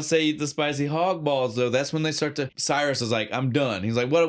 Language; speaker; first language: English; native; English